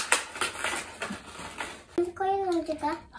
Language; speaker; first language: Chinese; early bilingual, heritage; Chinese